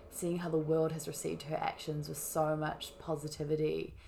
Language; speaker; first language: English; native; English